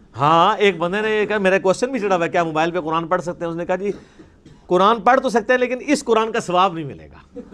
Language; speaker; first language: Urdu; non-native, local second language; Punjabi